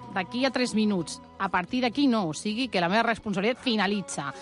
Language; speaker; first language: Catalan; non-native, local second language; Spanish